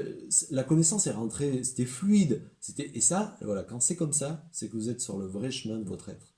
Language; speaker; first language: French; native; French